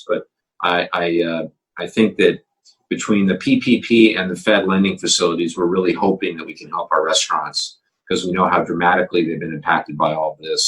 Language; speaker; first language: English; native; English